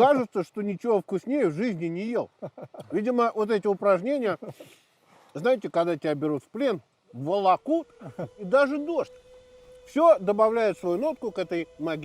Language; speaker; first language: Russian; native; Russian